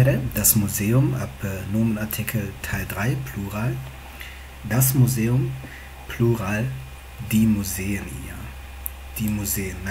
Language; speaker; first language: German; non-native, fluent; Tigrinya